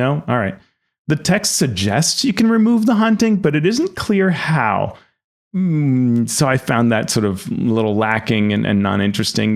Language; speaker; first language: English; native; English